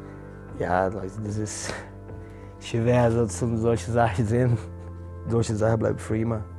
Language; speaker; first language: German; non-native, learner; Portuguese